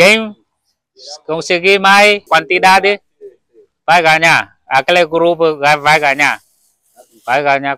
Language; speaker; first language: Portuguese; non-native, learner; Vietnamese